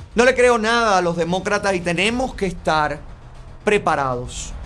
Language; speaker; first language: Spanish; native; Spanish